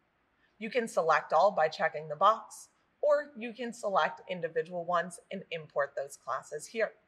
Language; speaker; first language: English; native; English